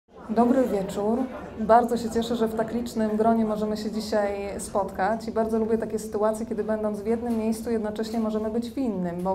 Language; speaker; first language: Polish; native; Polish